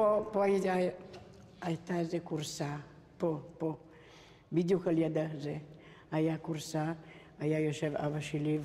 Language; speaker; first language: Hebrew; non-native, fluent; Spanish